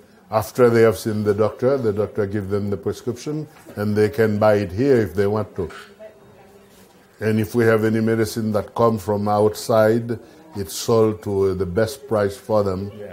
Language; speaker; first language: English; non-native, fluent; Haitian Creole